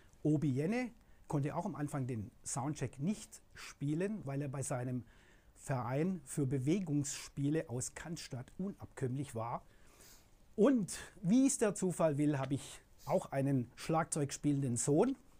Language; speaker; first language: German; native; German